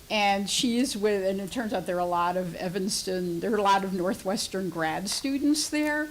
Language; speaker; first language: English; native; English